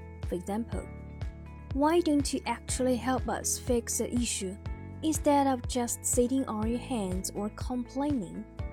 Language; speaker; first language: English; non-native, fluent; Chinese